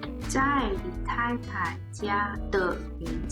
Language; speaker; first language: Chinese; non-native, learner; English